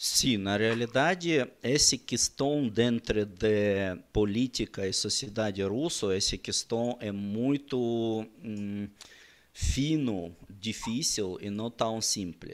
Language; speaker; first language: Portuguese; non-native, learner; Russian